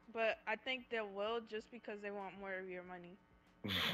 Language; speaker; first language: English; early bilingual, other home language; Spanish